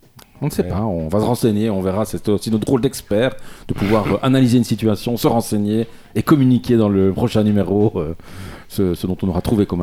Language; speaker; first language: French; native; French